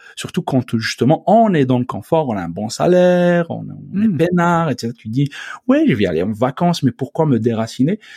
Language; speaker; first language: French; non-native, local second language; Arabic